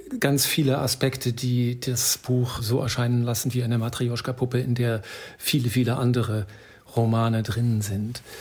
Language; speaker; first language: German; native; German